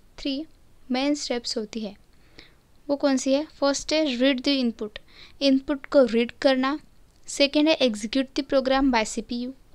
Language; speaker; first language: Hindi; non-native, local second language; Marathi